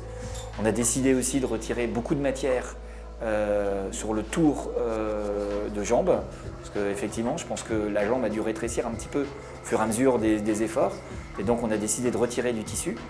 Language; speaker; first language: French; native; French